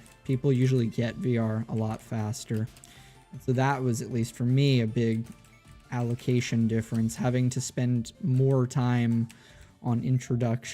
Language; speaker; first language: English; native; English